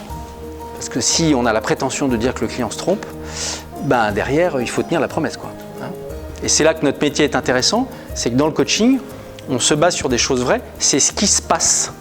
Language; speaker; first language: French; native; French